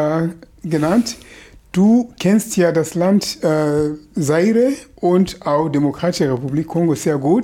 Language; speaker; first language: German; non-native, fluent; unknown